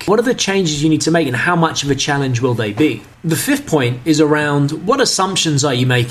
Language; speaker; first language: English; native; English